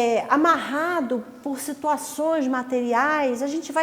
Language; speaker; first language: Portuguese; native; Portuguese